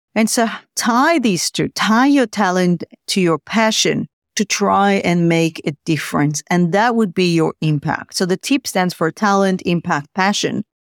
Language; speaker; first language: English; non-native, fluent; Hebrew